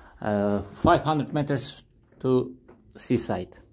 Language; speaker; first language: English; non-native, learner; Russian